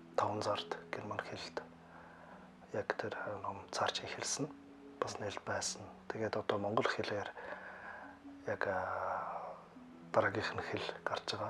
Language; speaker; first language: Mongolian; non-native, fluent; German